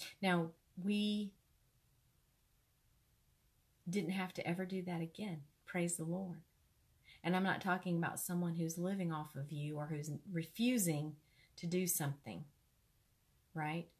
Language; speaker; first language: English; native; English